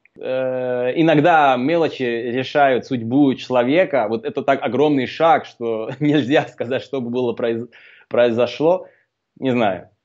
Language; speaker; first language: Russian; non-native, fluent; Slovak